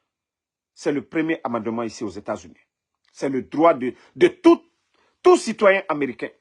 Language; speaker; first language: French; non-native, local second language; Mandingo